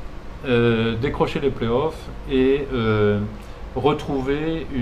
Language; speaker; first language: French; native; French